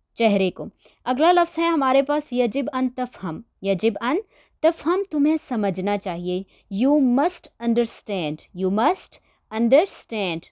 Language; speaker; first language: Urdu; native; Urdu